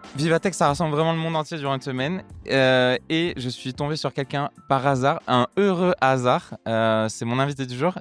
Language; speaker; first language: French; native; French